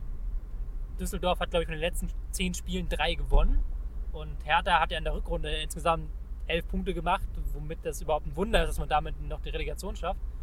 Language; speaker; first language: German; native; German